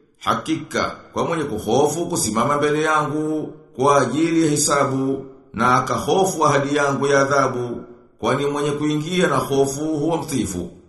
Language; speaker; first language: Swahili; native; Swahili